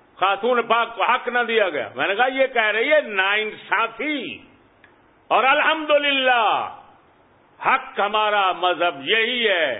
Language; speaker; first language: Urdu; native; Urdu